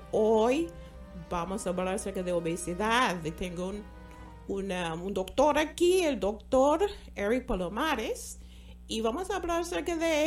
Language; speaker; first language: Spanish; non-native, fluent; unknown